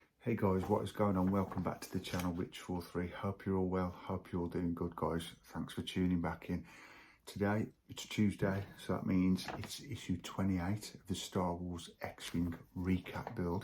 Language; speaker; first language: English; native; English